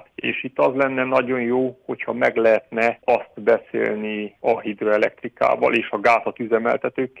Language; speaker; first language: Hungarian; native; Hungarian